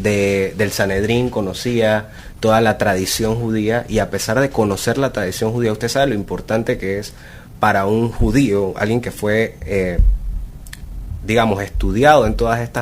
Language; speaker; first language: Spanish; native; Spanish